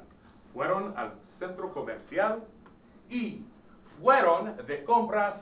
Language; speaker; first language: Spanish; non-native, fluent; English